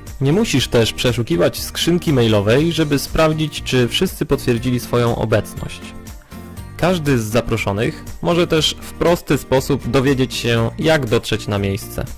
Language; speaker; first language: Polish; native; Polish